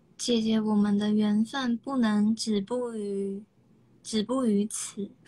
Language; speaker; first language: Chinese; native; Chinese